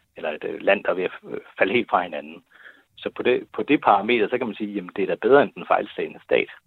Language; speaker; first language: Danish; native; Danish